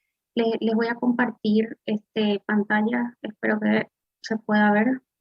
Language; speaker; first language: Spanish; native; Spanish